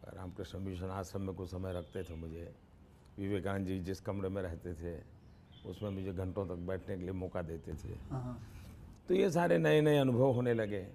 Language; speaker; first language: Hindi; non-native, local second language; Gujarati